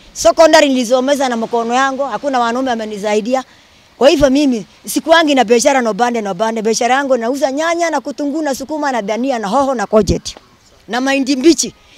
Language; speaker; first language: Swahili; non-native, local second language; Kikuyu